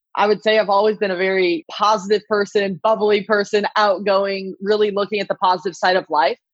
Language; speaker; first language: English; native; English